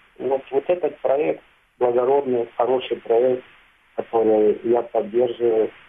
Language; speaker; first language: Russian; non-native, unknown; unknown